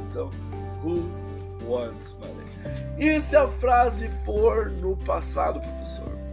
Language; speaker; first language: English; non-native, fluent; Portuguese